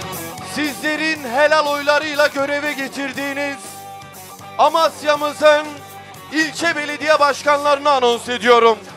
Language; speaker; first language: Turkish; native; Turkish